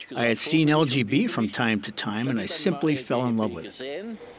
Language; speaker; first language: English; non-native, fluent; German